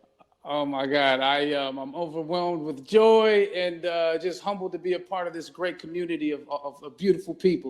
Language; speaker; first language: English; native; English